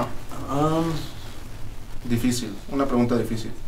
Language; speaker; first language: Spanish; native; Spanish